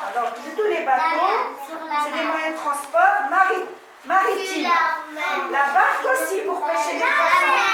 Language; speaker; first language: French; non-native, local second language; Arabic